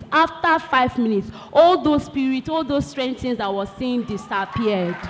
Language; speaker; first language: English; non-native, local second language; Igbo